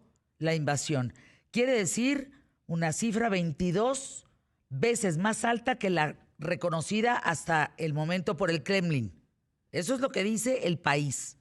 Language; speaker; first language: Spanish; native; Spanish